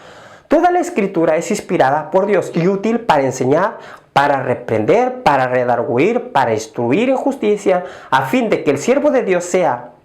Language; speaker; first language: Spanish; native; Spanish